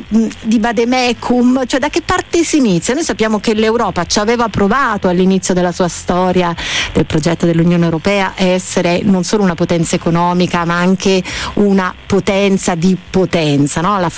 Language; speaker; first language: Italian; native; Italian